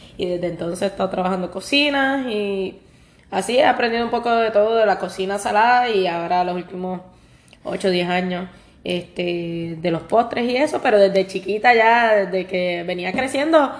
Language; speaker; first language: Spanish; native; Spanish